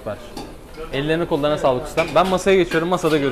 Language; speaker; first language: Turkish; native; Turkish